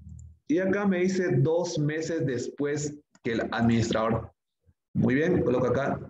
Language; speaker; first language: Spanish; native; Spanish